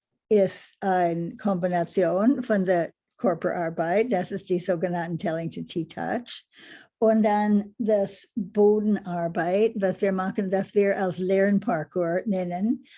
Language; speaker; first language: German; non-native, learner; English